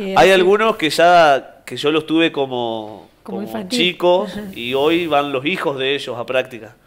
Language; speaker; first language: Spanish; native; Spanish